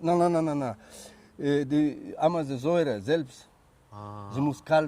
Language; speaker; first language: German; non-native, learner; Russian